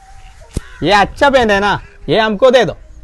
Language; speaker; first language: Hindi; non-native, local second language; Malayalam